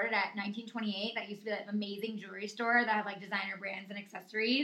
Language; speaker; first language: English; native; English